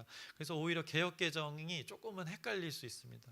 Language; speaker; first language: Korean; native; Korean